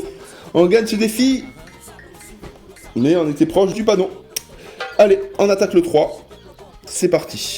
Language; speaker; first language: French; native; French